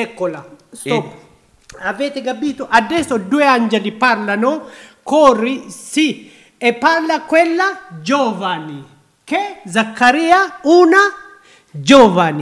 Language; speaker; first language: Italian; non-native, learner; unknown